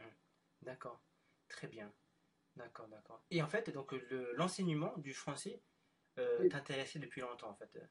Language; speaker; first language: French; non-native, fluent; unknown